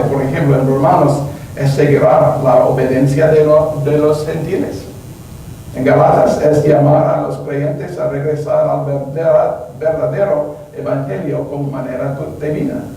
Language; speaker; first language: Spanish; non-native, learner; English